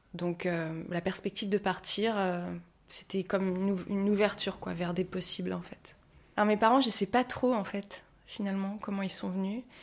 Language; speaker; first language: French; native; French